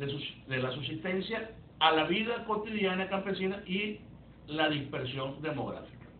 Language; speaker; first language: Spanish; native; Spanish